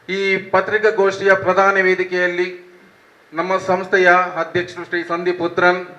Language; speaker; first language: Kannada; native; Kannada